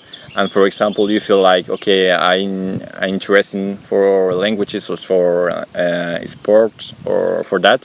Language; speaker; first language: English; non-native, learner; Spanish